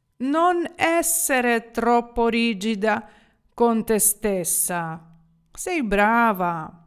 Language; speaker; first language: Italian; non-native, fluent; Ukrainian